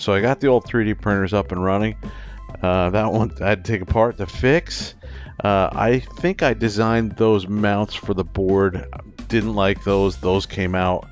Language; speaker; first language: English; native; English